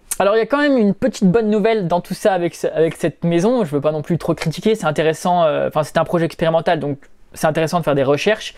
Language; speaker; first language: French; native; French